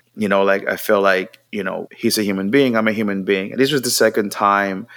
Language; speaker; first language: English; non-native, fluent; Spanish